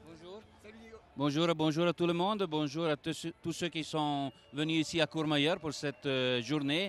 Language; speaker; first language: French; non-native, local second language; Italian